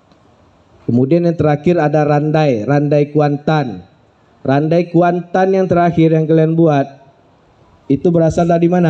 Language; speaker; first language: Indonesian; native; Indonesian